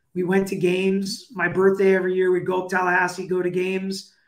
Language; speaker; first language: English; native; English